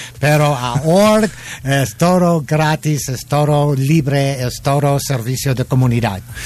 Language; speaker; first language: Spanish; non-native, fluent; English